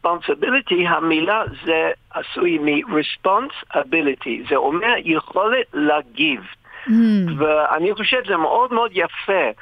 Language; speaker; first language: Hebrew; non-native, fluent; English